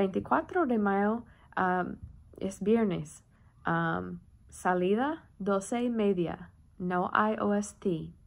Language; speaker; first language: Spanish; non-native, learner; English